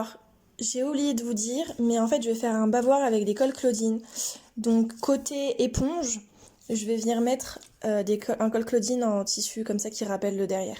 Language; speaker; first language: French; native; French